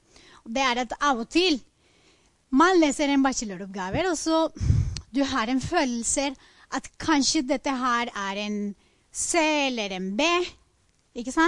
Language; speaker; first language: Norwegian; non-native, fluent; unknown